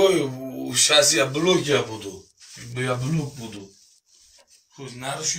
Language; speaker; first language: Russian; non-native, learner; Uzbek